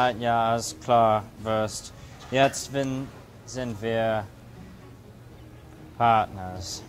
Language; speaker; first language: German; non-native, learner; English